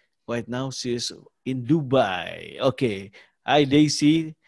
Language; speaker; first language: English; non-native, learner; Indonesian